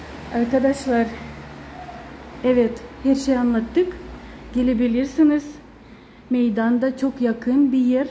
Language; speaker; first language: Turkish; non-native, learner; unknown